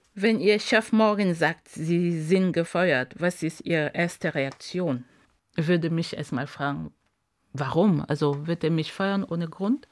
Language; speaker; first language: German; non-native, fluent; Ghomala